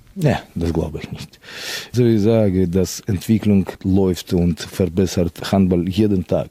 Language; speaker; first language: German; non-native, fluent; Russian